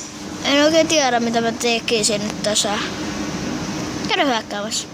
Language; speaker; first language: Finnish; native; Finnish